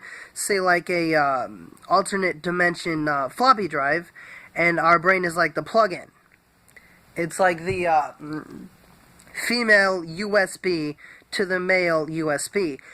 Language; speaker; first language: English; native; English